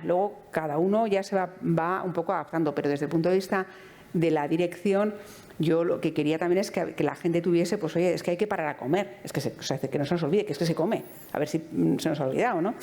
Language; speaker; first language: Spanish; native; Spanish